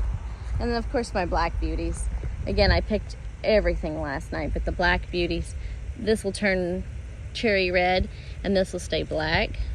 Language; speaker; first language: English; native; English